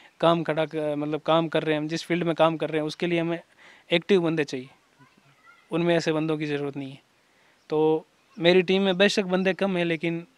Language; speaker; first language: Hindi; native; Hindi